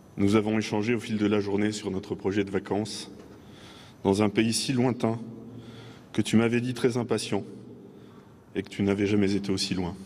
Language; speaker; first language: French; native; French